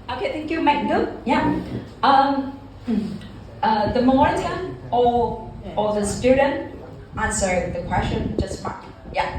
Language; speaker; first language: English; non-native, fluent; Vietnamese